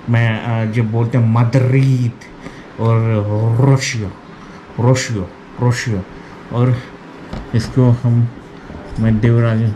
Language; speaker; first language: Hindi; non-native, local second language; Marathi